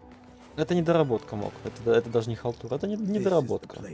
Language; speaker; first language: Russian; native; Russian